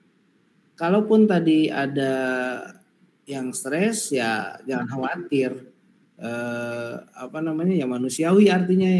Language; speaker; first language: Indonesian; native; Indonesian